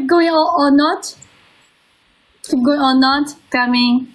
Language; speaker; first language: English; non-native, learner; Korean